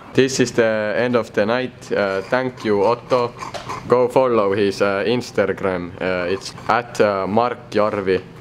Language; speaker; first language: English; non-native, learner; Finnish